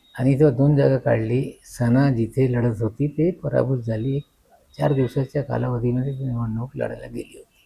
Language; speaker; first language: Marathi; non-native, local second language; Urdu